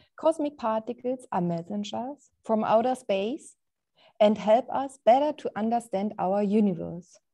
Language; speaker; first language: English; non-native, fluent; German